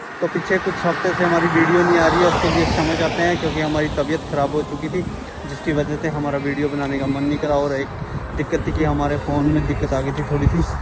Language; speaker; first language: Hindi; native; Hindi